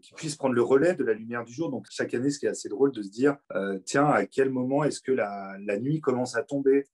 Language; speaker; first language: French; native; French